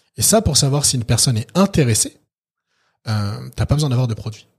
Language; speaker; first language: French; native; French